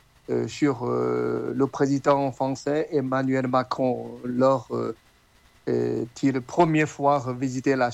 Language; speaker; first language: French; non-native, fluent; Chinese